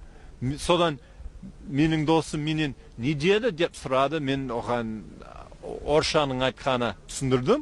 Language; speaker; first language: Kazakh; non-native, fluent; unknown